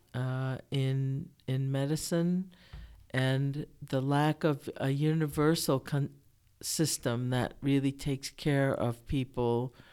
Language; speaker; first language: English; early bilingual, other home language; Japanese